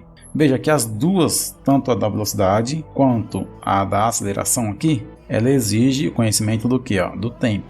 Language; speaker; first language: Portuguese; native; Portuguese